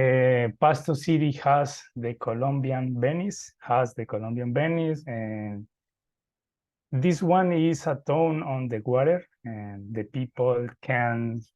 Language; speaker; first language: English; non-native, learner; Spanish